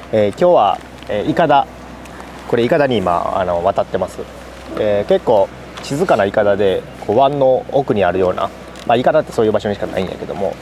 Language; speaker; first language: Japanese; native; Japanese